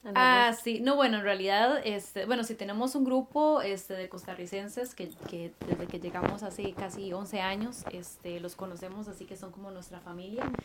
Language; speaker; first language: Spanish; native; Spanish